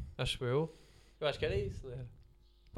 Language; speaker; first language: Portuguese; native; Portuguese